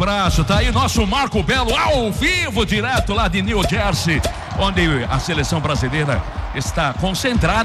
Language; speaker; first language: Portuguese; native; Portuguese